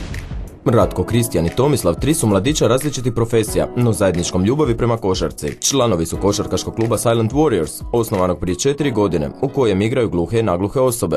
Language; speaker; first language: Croatian; native; Croatian